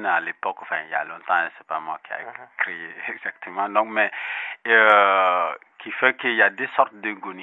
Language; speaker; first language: French; non-native, local second language; Bambara